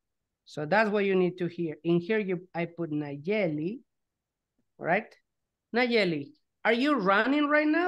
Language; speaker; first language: English; non-native, fluent; Spanish